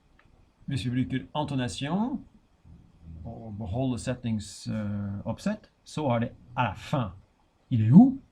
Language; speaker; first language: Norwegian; non-native, fluent; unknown